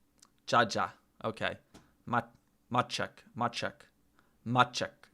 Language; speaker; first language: Polish; non-native, learner; English